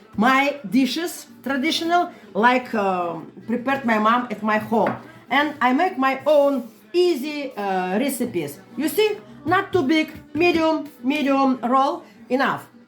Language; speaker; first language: English; non-native, learner; Russian